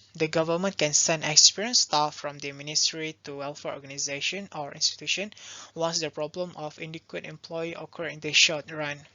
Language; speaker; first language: English; non-native, local second language; Malay